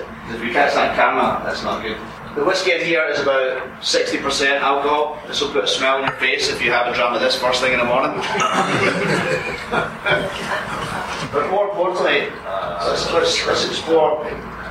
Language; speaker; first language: English; native; English